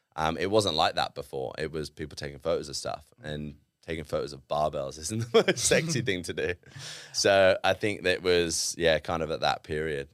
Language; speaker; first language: English; native; English